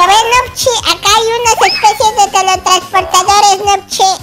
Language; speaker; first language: Spanish; native; Spanish